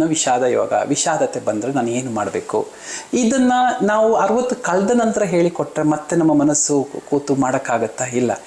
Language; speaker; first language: Kannada; non-native, local second language; Malayalam